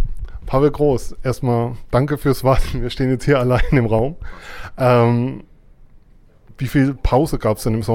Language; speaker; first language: German; native; German